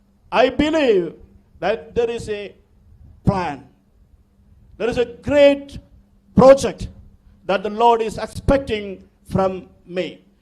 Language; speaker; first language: English; non-native, local second language; Malayalam